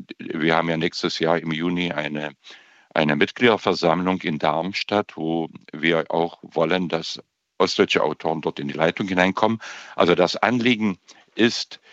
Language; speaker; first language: German; native; German